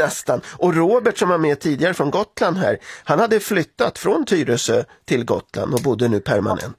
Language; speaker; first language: Swedish; native; Swedish